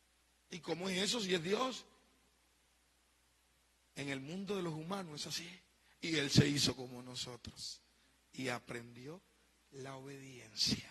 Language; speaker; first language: Spanish; native; Spanish